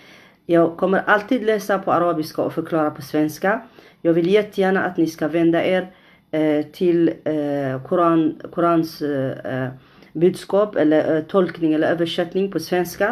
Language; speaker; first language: Swedish; non-native, fluent; Arabic